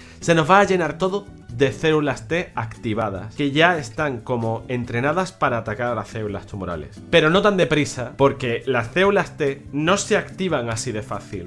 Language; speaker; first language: Spanish; native; Spanish